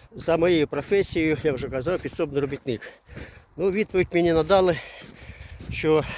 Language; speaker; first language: Ukrainian; non-native, local second language; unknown